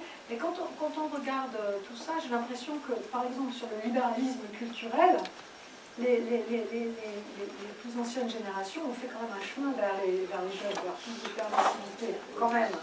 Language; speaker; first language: French; native; French